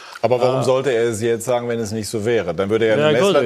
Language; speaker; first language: German; native; German